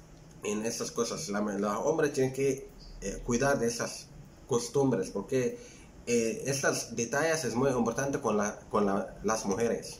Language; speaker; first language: Spanish; non-native, fluent; Arabic